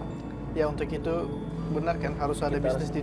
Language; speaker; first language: Indonesian; non-native, fluent; Turkish